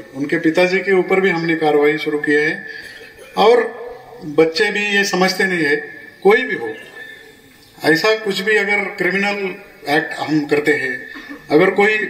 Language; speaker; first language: Hindi; non-native, local second language; Marathi